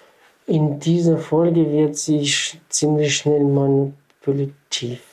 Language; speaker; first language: German; non-native, fluent; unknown